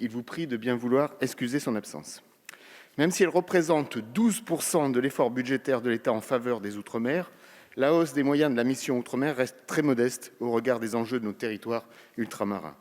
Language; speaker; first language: French; native; French